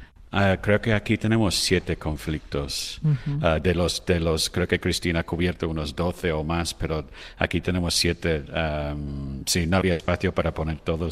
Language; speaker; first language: Spanish; non-native, fluent; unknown